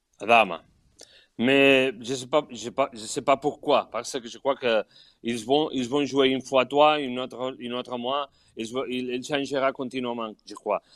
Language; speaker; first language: French; non-native, fluent; Catalan